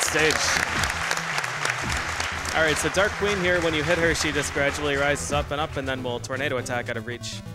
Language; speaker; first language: English; native; English